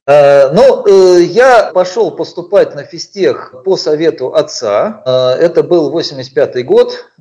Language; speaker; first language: Russian; native; Russian